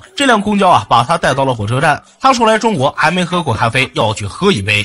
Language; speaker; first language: Chinese; native; Chinese